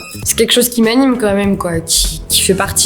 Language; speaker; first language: French; native; French